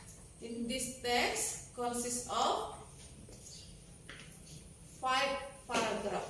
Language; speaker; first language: English; non-native, learner; Indonesian